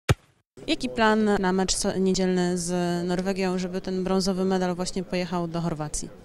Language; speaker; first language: Polish; native; Polish